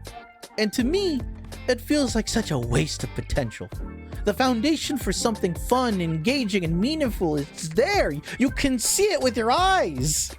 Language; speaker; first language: English; native; English